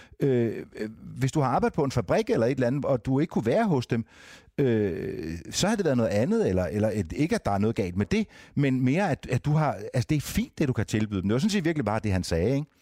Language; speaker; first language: Danish; native; Danish